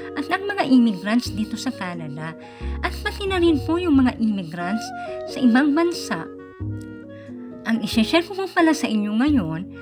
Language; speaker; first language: Filipino; non-native, local second language; Bikol